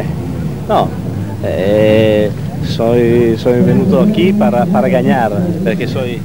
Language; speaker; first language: Spanish; non-native, learner; Italian